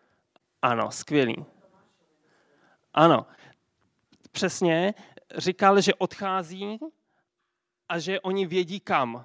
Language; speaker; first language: Czech; native; Czech